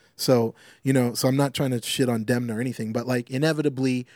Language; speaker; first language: English; native; English